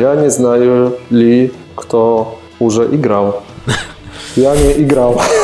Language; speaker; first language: Russian; non-native, learner; Polish